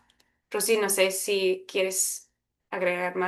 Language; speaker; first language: Spanish; early bilingual, heritage; Spanish